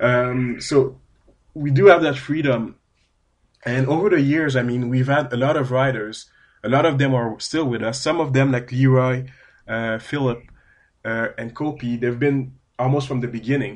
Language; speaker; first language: English; non-native, fluent; French